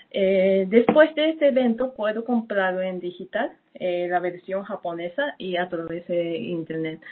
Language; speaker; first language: Spanish; non-native, fluent; Japanese